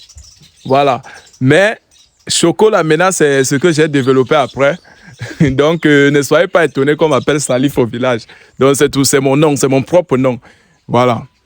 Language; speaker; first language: French; native; French